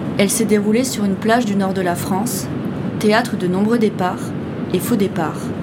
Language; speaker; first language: French; native; French